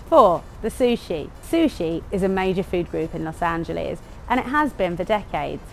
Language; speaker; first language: English; native; English